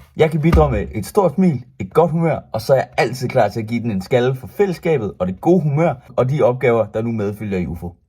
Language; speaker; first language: Danish; native; Danish